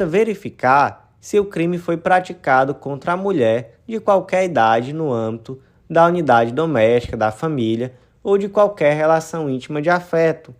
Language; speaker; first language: Portuguese; native; Portuguese